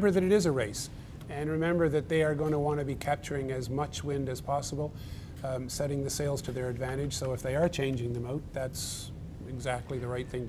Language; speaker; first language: English; native; English